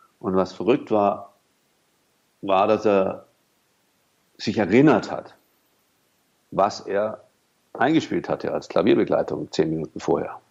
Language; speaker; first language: German; native; German